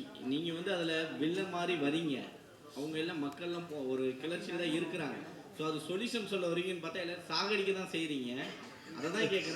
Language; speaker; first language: Tamil; native; Tamil